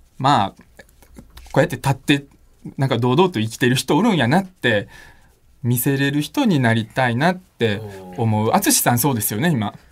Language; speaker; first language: Japanese; early bilingual, other home language; Russian